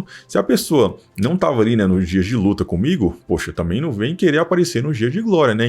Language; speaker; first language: Portuguese; native; Portuguese